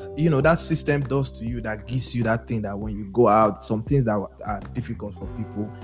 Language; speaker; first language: English; non-native, local second language; Yoruba